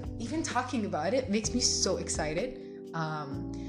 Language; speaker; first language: English; non-native, fluent; Arabic